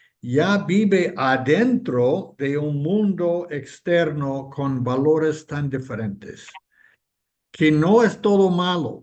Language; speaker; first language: Spanish; non-native, fluent; English